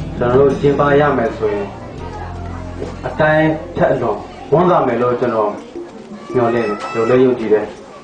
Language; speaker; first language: Burmese; non-native, local second language; Tedim Chin